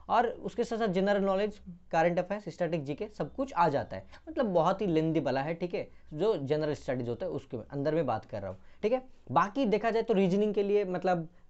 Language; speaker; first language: Hindi; non-native, local second language; Bangla